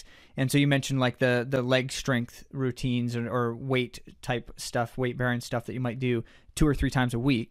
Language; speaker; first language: English; native; English